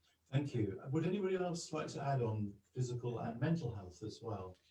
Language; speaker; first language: English; native; English